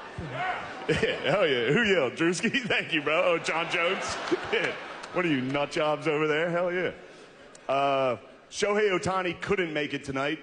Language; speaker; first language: English; native; English